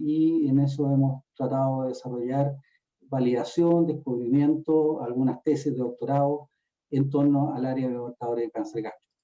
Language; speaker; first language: Spanish; native; Spanish